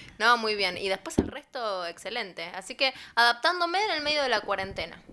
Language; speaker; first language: Spanish; native; Spanish